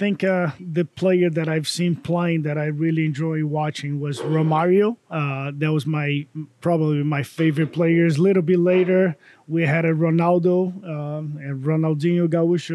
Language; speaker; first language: English; non-native, fluent; Portuguese